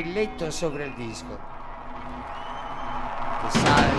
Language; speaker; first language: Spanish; non-native, learner; Italian